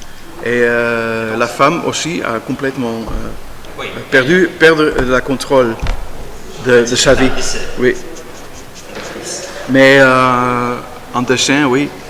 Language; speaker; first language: French; non-native, learner; Dutch